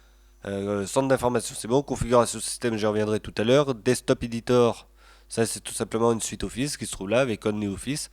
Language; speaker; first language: French; native; French